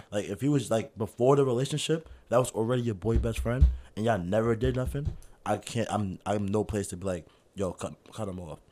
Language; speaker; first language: English; native; English